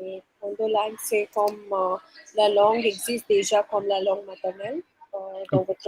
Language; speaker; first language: French; non-native, fluent; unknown